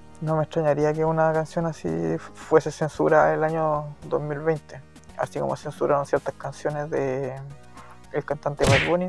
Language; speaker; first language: Spanish; native; Spanish